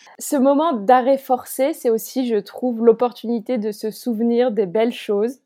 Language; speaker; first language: French; native; French